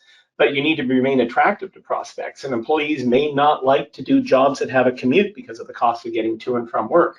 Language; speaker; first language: English; native; English